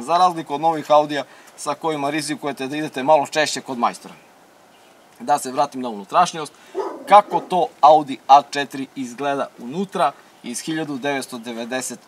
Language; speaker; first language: Serbian; native; Serbian